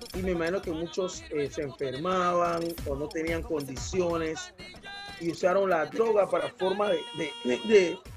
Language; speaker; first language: Spanish; non-native, local second language; English